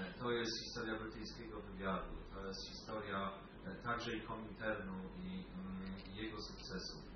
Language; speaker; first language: Polish; native; Polish